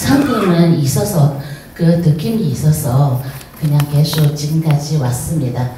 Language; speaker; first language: Korean; non-native, learner; Chinese